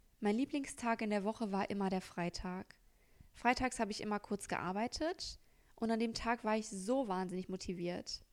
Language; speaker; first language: German; native; German